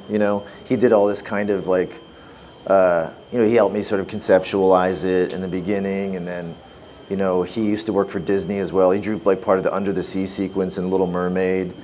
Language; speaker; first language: English; native; English